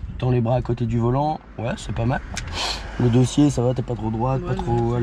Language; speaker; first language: French; native; French